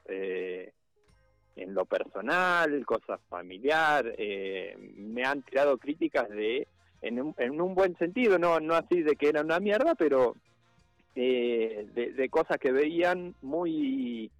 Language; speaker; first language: Spanish; native; Spanish